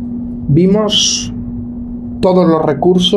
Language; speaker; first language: Spanish; native; Spanish